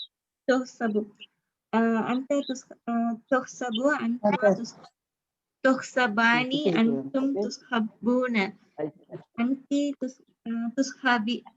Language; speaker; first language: Arabic; non-native, learner; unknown